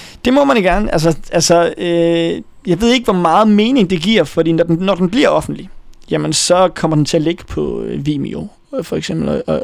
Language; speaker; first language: Danish; native; Danish